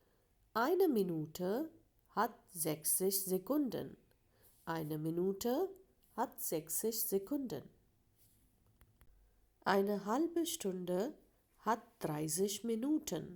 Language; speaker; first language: German; non-native, fluent; Hindi